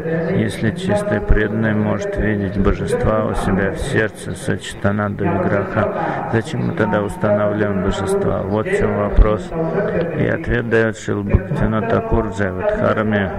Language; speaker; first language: Russian; non-native, fluent; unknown